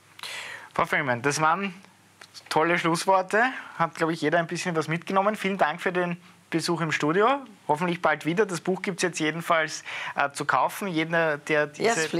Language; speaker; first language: German; native; German